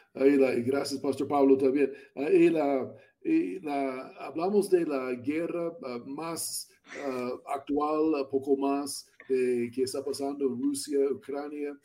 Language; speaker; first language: Spanish; non-native, learner; English